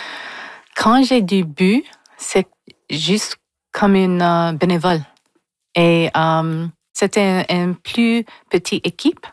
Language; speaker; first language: French; non-native, local second language; English